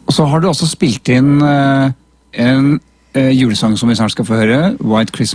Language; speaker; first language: Norwegian; native; Norwegian